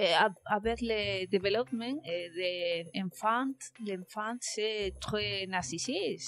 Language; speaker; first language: French; non-native, learner; Spanish